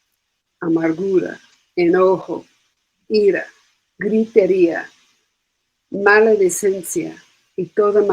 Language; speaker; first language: Spanish; non-native, fluent; English